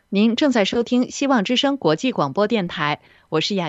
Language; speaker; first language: Chinese; native; Chinese